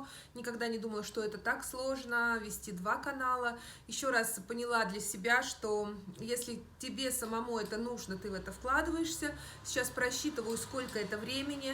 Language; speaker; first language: Russian; native; Russian